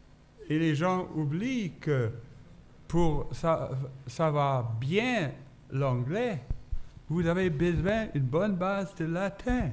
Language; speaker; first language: French; non-native, fluent; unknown